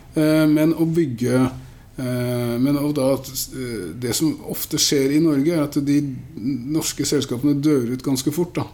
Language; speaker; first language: Norwegian; native; Norwegian